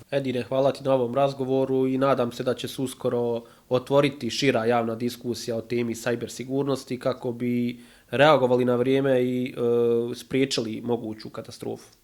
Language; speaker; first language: Bosnian; native; Bosnian